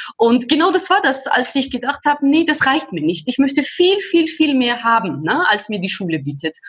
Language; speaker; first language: German; non-native, fluent; Georgian